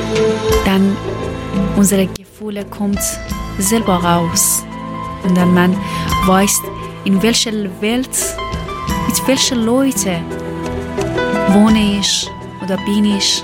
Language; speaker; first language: German; non-native, learner; Persian